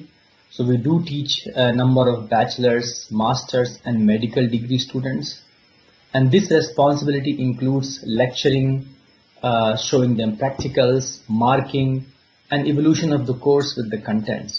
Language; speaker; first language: English; non-native, local second language; Hindi